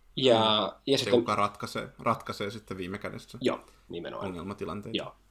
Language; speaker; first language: Finnish; native; Finnish